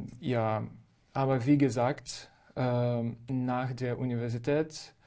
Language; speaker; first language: German; non-native, fluent; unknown